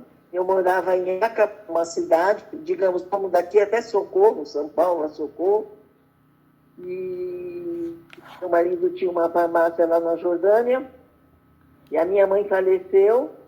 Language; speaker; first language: Portuguese; early bilingual, other home language; Arabic